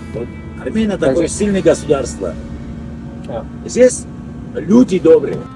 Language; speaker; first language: Russian; non-native, learner; Armenian